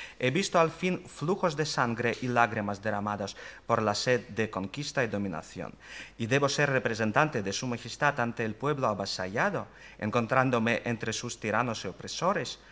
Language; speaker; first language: Spanish; non-native, fluent; Russian